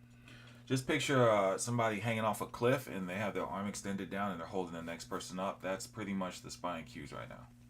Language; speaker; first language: English; native; English